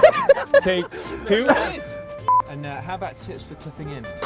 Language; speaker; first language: English; native; English